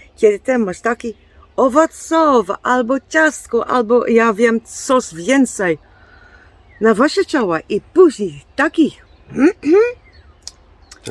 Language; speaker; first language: Polish; non-native, learner; Dutch